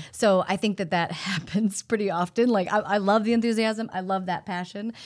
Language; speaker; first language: English; native; English